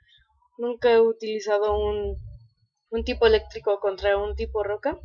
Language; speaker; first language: Spanish; native; Spanish